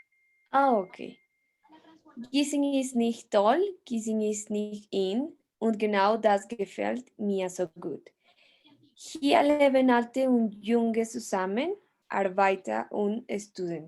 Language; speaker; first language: German; non-native, learner; Spanish